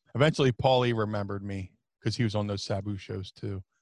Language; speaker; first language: English; native; English